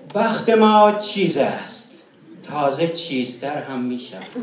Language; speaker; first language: Persian; non-native, local second language; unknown